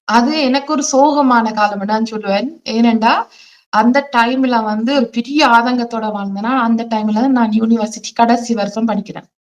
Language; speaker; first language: Tamil; early bilingual, heritage; Tamil